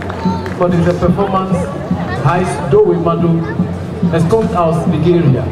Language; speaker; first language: German; non-native, learner; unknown